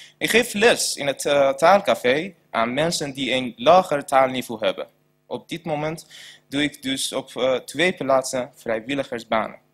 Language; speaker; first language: Dutch; non-native, learner; Persian